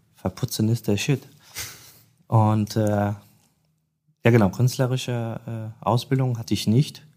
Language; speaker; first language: German; non-native, fluent; Polish